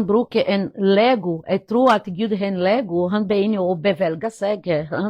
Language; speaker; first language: Norwegian; non-native, fluent; Portuguese